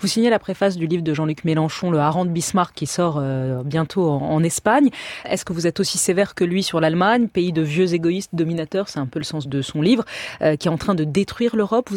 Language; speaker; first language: French; native; French